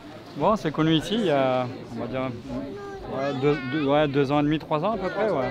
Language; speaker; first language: French; native; French